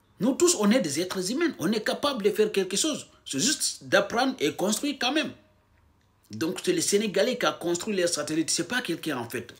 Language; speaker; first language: French; non-native, local second language; Fula